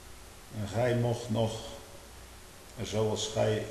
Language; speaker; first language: Dutch; native; Dutch